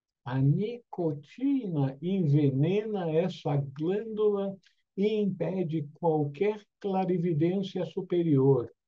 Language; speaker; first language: Portuguese; native; Portuguese